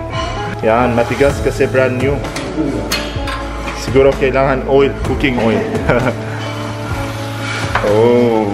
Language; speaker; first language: Filipino; non-native, learner; Arabic